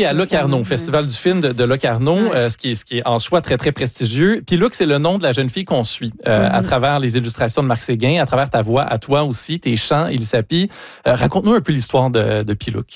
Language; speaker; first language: French; native; French